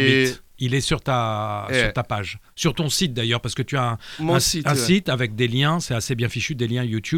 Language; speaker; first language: French; native; French